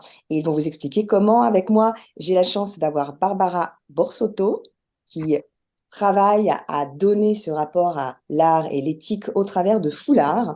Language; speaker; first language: French; native; French